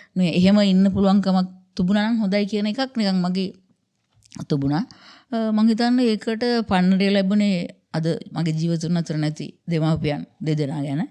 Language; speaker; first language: Sinhala; native; Sinhala